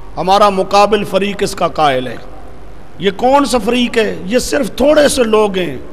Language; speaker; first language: Urdu; non-native, local second language; Punjabi